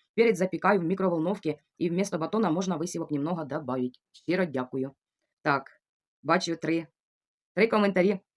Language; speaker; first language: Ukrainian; non-native, local second language; Russian